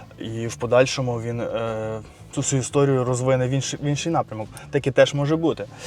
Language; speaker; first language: Ukrainian; non-native, local second language; Russian